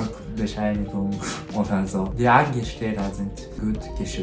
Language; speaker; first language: German; non-native, learner; Japanese